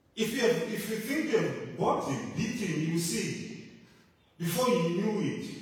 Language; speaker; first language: English; non-native, local second language; Shona